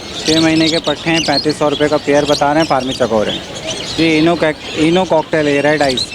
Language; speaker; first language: Urdu; native; Urdu